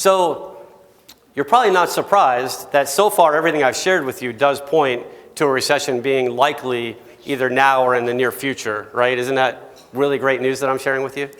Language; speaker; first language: English; native; English